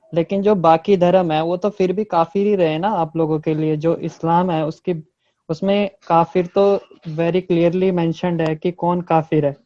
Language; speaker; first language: Hindi; native; Hindi